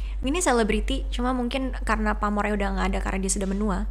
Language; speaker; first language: Indonesian; early bilingual, heritage; Indonesian